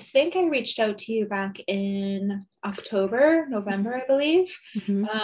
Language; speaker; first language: English; native; English